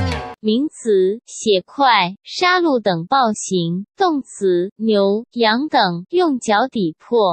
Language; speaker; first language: Chinese; native; Chinese